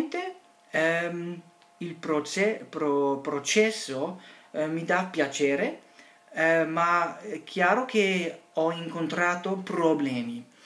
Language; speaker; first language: Italian; non-native, learner; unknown